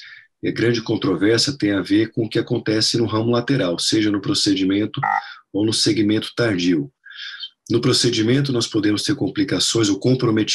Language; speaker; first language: Portuguese; non-native, fluent; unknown